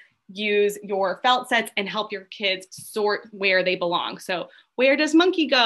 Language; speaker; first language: English; native; English